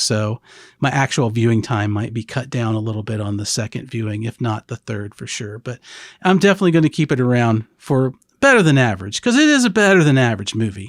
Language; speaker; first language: English; native; English